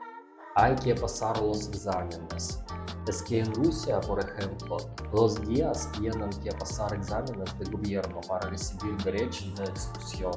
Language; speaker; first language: Spanish; non-native, learner; Russian